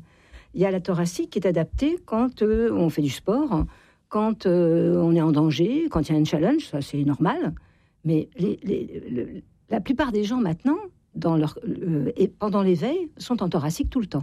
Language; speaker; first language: French; native; French